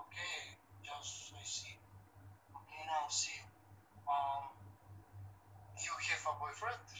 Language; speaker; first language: English; non-native, learner; Romany